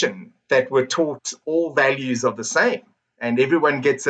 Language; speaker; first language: English; native; English